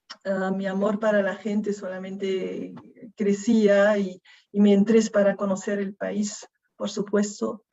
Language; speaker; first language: Spanish; non-native, fluent; Dutch